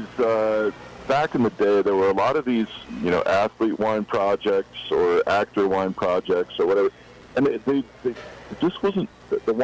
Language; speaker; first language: English; native; English